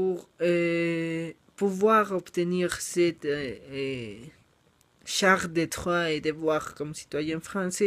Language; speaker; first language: French; non-native, learner; Spanish